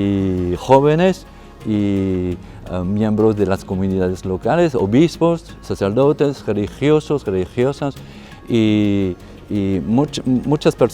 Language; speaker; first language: Spanish; non-native, fluent; French